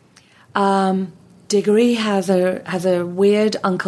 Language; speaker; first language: English; native; English